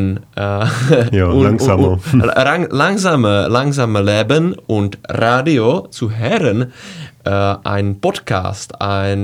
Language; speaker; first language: German; non-native, learner; Czech